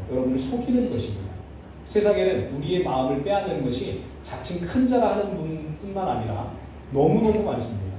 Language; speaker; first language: Korean; native; Korean